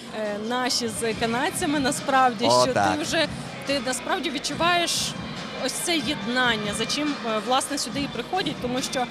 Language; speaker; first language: Ukrainian; native; Ukrainian